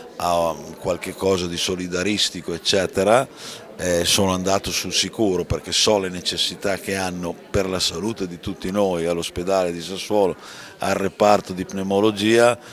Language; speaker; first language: Italian; native; Italian